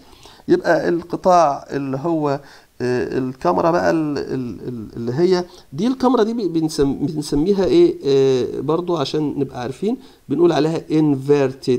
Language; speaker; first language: Arabic; native; Arabic